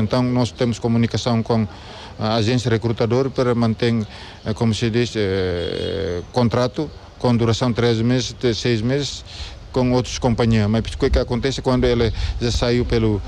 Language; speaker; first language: Portuguese; non-native, local second language; Tetum